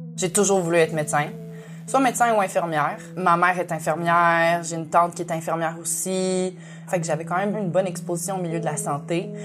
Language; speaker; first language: French; native; French